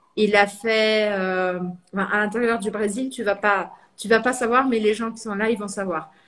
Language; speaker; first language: French; early bilingual, heritage; French